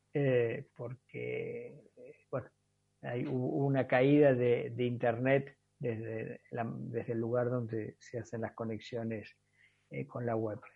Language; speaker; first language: Spanish; native; Spanish